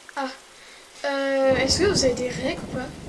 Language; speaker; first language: French; native; French